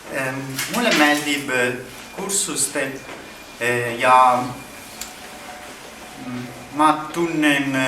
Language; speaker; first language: Estonian; non-native, learner; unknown